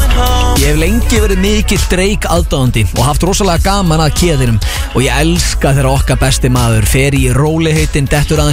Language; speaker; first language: Icelandic; native; Icelandic